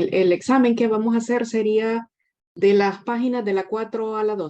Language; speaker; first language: Spanish; native; Spanish